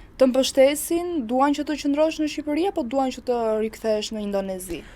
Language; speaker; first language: Albanian; native; Albanian